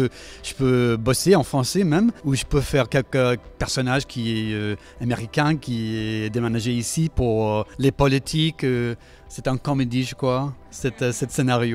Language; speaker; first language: French; non-native, fluent; English